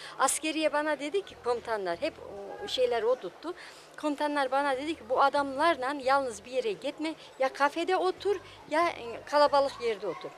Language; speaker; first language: Turkish; native; Turkish